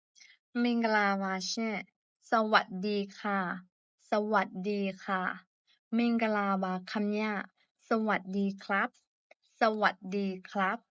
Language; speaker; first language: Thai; non-native, fluent; Burmese